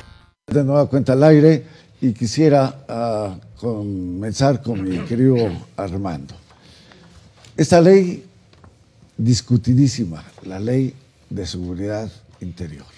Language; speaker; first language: Spanish; native; Spanish